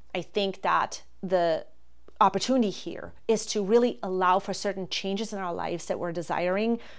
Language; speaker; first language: English; non-native, fluent; German